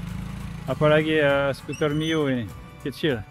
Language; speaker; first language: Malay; non-native, learner; French